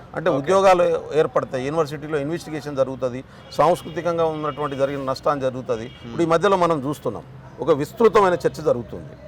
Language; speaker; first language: Telugu; non-native, local second language; Lambadi